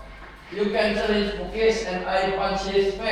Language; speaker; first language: English; non-native, learner; Indonesian